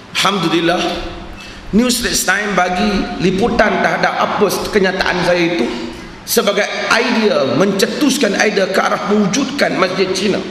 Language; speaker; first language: Malay; native; Malay